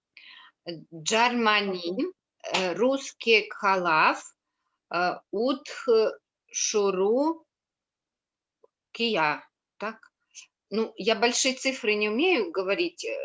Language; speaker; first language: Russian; native; Russian